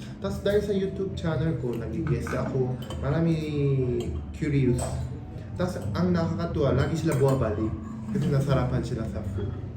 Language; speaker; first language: Filipino; non-native, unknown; Korean